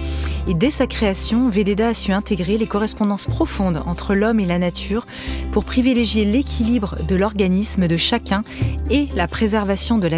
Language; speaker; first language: French; native; French